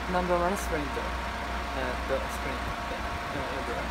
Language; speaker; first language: English; non-native, learner; Japanese